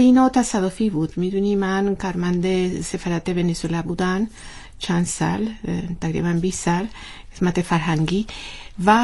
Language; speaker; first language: Persian; non-native, learner; Spanish